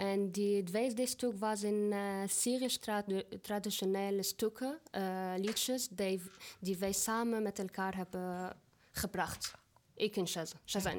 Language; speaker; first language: Dutch; non-native, learner; Arabic